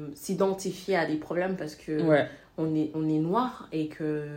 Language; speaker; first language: French; non-native, local second language; Wolof